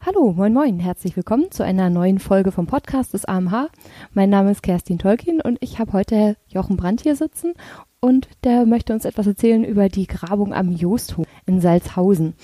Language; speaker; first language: German; native; German